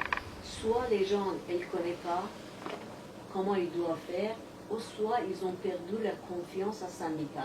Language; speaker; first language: French; non-native, learner; Persian